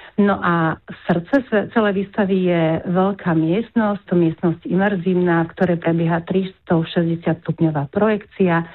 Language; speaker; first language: Slovak; native; Slovak